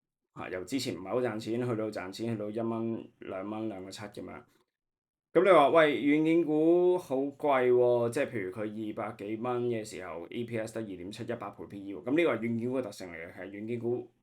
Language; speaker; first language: Cantonese; native; Cantonese